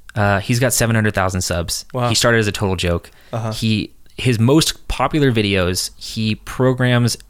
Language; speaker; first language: English; native; English